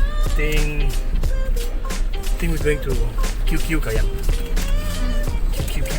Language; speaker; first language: English; non-native, local second language; Malay